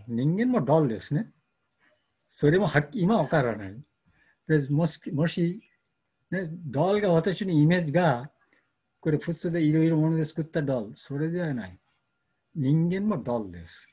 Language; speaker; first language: Japanese; non-native, learner; Bangla